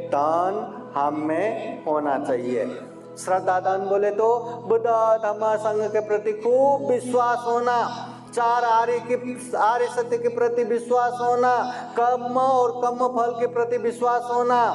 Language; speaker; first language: Hindi; non-native, local second language; Marathi